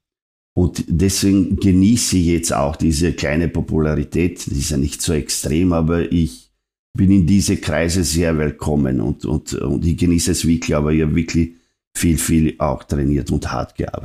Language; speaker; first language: German; non-native, fluent; Serbian